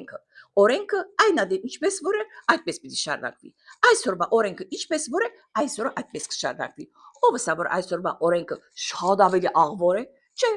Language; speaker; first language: Armenian; early bilingual, heritage; Armenian